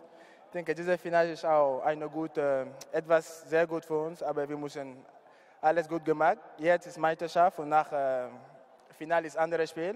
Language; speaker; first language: German; non-native, learner; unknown